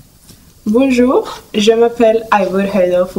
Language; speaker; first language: French; non-native, learner; Norwegian